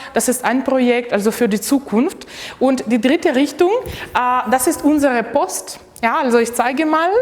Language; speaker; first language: German; non-native, fluent; Ukrainian